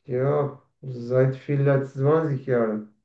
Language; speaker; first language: German; non-native, learner; Turkish